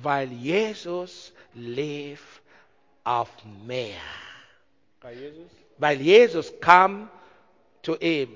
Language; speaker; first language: German; non-native, learner; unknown